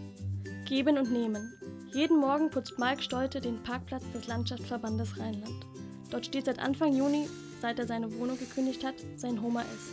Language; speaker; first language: German; native; German